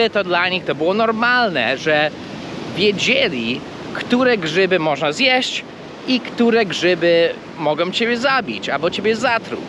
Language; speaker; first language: Polish; early bilingual, heritage; Polish